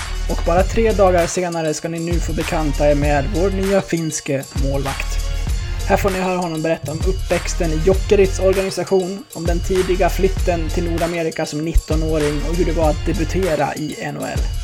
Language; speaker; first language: Swedish; native; Swedish